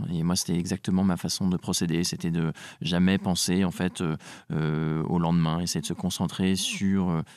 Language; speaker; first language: French; native; French